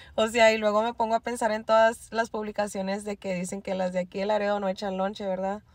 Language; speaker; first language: Spanish; native; Spanish